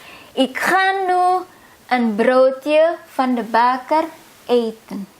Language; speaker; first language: Dutch; non-native, fluent; Indonesian